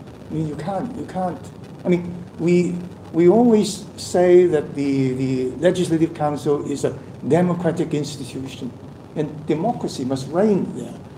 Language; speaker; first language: English; non-native, local second language; Cantonese